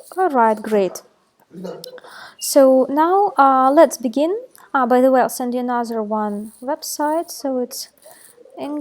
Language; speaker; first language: English; non-native, fluent; Russian